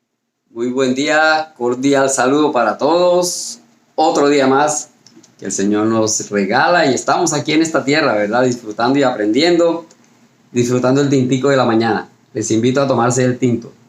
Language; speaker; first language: Spanish; native; Spanish